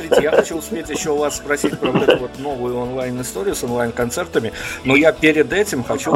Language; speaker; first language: Russian; native; Russian